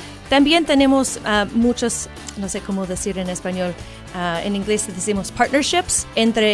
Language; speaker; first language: Spanish; non-native, fluent; English